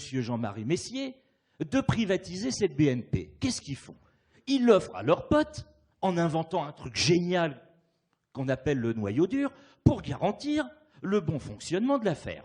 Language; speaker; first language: French; native; French